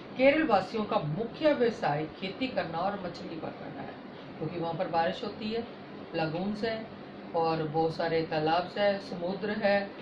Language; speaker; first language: Hindi; native; Hindi